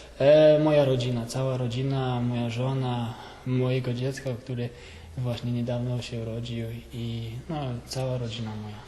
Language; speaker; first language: Polish; early bilingual, heritage; French